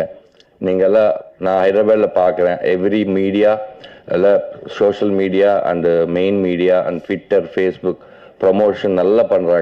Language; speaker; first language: Tamil; non-native, learner; Telugu